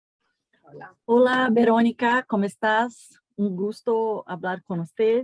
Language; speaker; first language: Spanish; non-native, learner; Portuguese